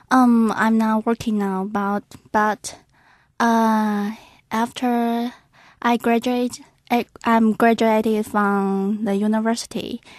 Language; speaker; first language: English; non-native, learner; Chinese